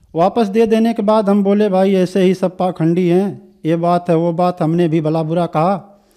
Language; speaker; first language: Hindi; native; Hindi